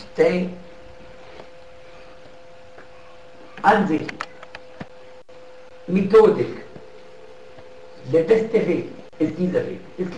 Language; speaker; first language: German; non-native, fluent; Arabic